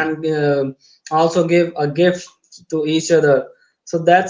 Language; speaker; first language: English; non-native, learner; Urdu